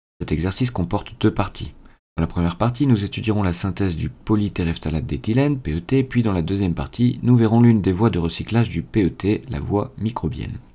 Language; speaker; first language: French; native; French